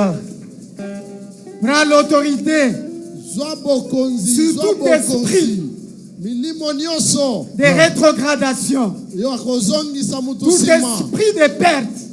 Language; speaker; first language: French; non-native, local second language; Lingala